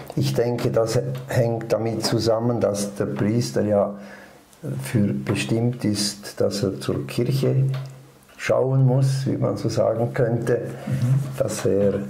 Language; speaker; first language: German; native; German